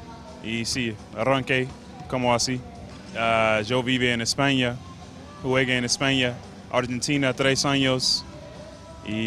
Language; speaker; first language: Spanish; non-native, learner; English